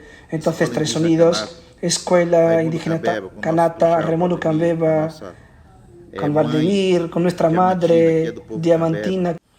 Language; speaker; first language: Spanish; non-native, fluent; Portuguese